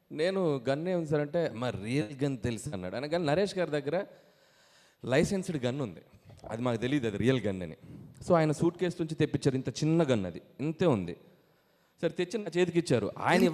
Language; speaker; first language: Telugu; native; Telugu